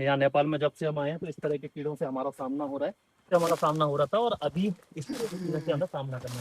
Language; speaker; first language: Hindi; native; Hindi